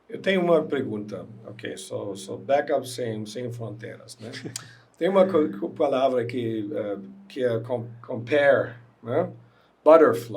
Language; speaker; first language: Portuguese; non-native, learner; German